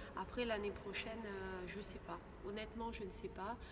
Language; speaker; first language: French; native; French